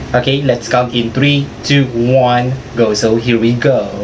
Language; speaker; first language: English; non-native, local second language; Filipino